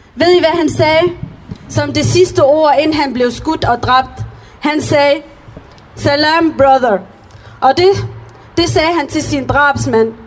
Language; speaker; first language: Danish; early bilingual, other home language; Arabic